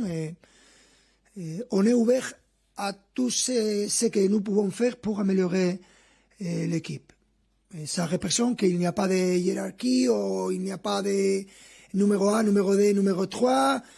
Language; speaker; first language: French; non-native, fluent; Spanish